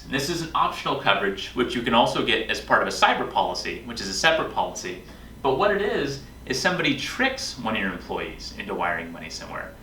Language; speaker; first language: English; native; English